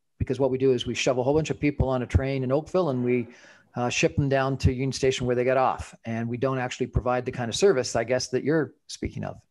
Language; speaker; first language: English; native; English